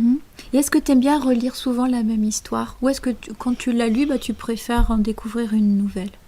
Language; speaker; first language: French; native; French